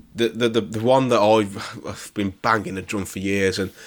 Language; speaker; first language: English; native; English